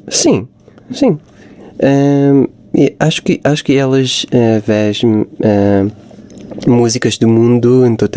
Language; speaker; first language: Portuguese; non-native, fluent; Hebrew